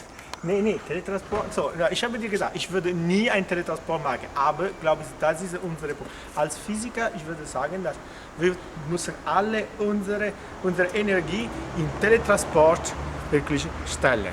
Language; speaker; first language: German; non-native, learner; Italian